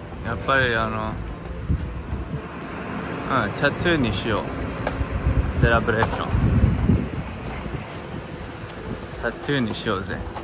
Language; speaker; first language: Japanese; non-native, learner; English